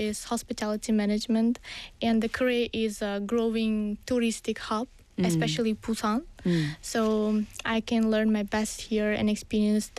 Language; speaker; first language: English; non-native, fluent; Uzbek